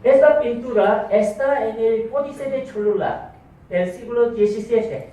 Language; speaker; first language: Spanish; non-native, fluent; Korean